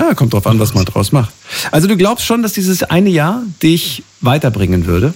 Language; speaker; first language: German; native; German